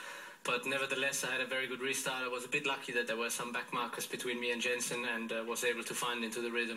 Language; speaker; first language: English; non-native, fluent; German